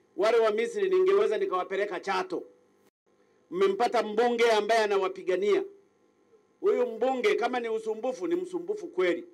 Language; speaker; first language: Swahili; native; Swahili